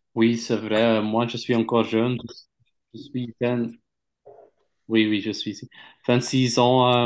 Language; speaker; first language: French; non-native, local second language; Dutch